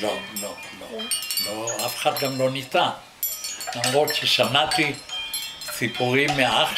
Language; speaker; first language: Hebrew; non-native, fluent; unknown